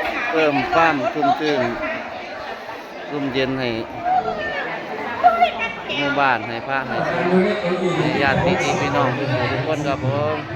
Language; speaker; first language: Thai; non-native, local second language; Northeastern Thai